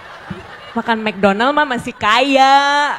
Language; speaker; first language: Indonesian; native; Indonesian